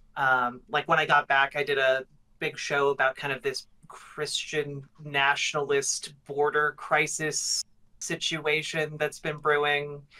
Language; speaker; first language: English; native; English